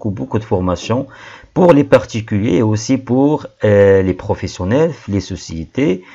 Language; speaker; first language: French; non-native, local second language; Arabic